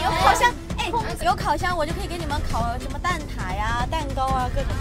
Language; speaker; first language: Chinese; native; Chinese